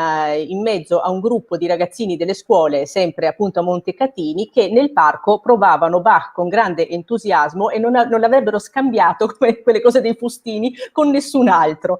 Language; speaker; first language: Italian; native; Italian